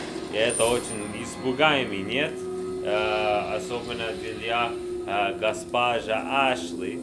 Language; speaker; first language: Russian; non-native, learner; English